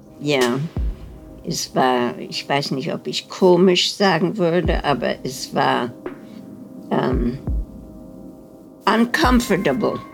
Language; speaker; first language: German; non-native, fluent; Dutch